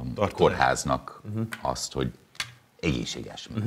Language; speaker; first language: Hungarian; non-native, fluent; English